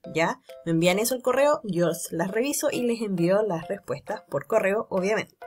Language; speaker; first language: Spanish; native; Spanish